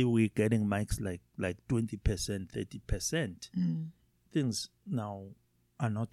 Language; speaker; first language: English; non-native, local second language; Zulu